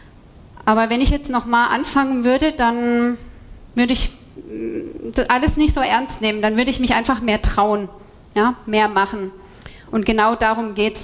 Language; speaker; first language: German; native; German